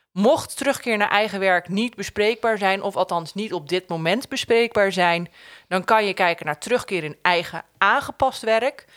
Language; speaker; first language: Dutch; native; Dutch